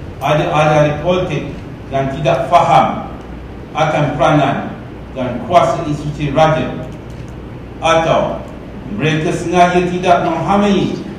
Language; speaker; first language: Malay; native; Malay